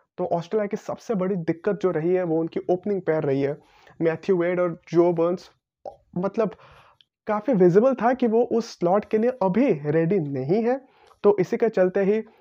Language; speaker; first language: Hindi; non-native, local second language; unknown